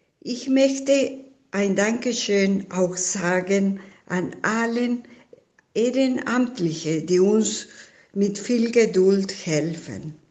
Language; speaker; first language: German; non-native, fluent; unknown